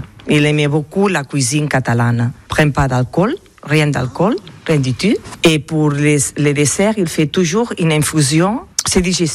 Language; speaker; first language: French; non-native, learner; Catalan